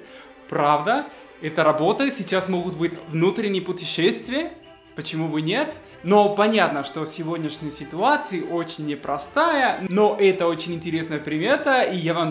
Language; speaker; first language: Russian; non-native, fluent; Spanish